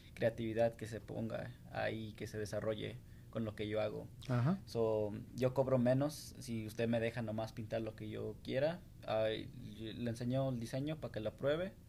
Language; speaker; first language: Spanish; early bilingual, heritage; Spanish